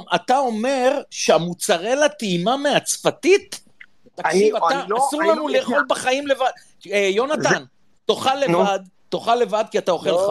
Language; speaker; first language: Hebrew; early bilingual, other home language; German